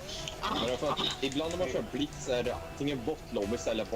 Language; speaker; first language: Swedish; native; Swedish